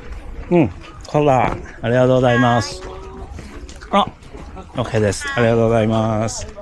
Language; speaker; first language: Japanese; non-native, learner; Chinese